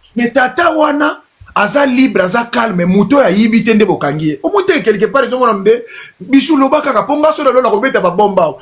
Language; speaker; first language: Lingala; non-native, local second language; Luba-Lulua